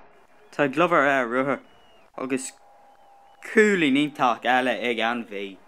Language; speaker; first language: Irish; non-native, local second language; English